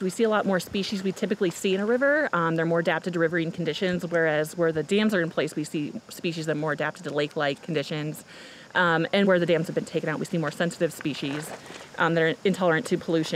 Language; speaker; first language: English; native; English